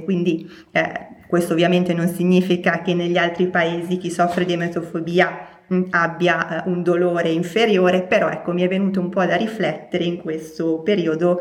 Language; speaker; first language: Italian; native; Italian